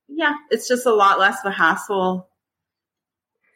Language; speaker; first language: English; non-native, fluent; French